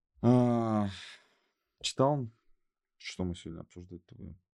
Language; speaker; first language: Russian; native; Russian